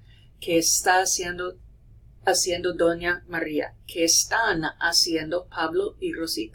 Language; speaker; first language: Spanish; non-native, fluent; English